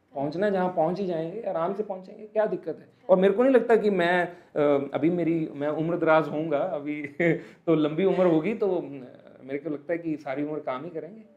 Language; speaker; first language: Hindi; native; Hindi